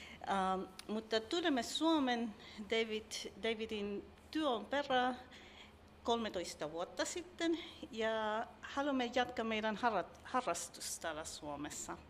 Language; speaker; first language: Finnish; non-native, learner; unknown